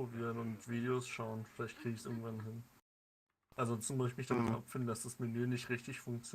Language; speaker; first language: German; native; German